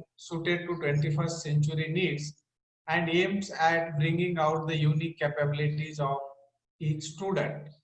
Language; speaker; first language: English; non-native, local second language; Marathi